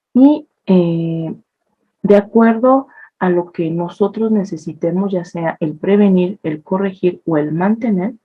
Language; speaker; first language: Spanish; native; Spanish